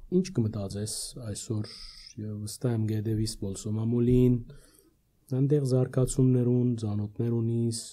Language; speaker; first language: Armenian; early bilingual, heritage; Armenian